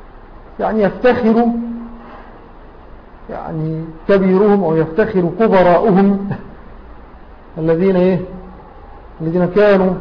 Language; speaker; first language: Arabic; native; Arabic